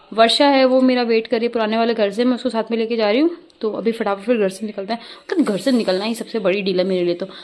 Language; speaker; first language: Hindi; non-native, local second language; Rajasthani